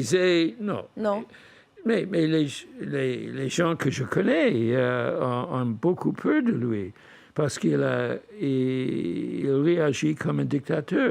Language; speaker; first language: French; non-native, fluent; English